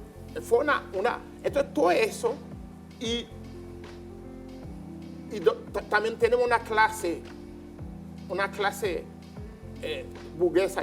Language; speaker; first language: Spanish; non-native, learner; Haitian Creole